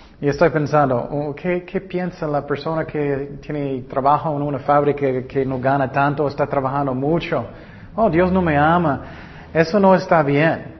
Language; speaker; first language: Spanish; non-native, learner; English